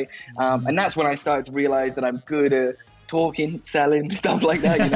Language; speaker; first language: English; native; English